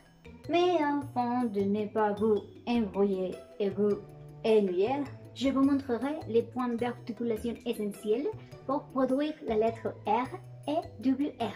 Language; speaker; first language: French; non-native, learner; Spanish